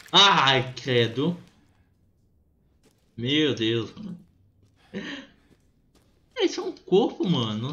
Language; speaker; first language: Portuguese; native; Portuguese